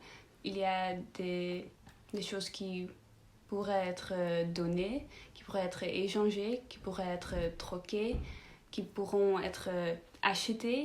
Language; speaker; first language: French; non-native, learner; Dutch